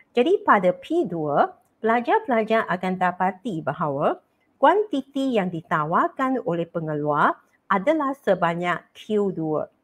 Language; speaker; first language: Malay; non-native, local second language; Chinese